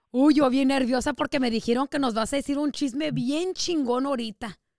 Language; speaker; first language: Spanish; early bilingual, heritage; Spanish